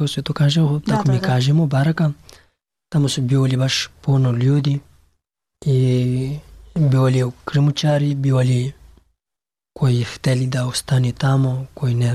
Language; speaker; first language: Serbian; non-native, learner; Pashto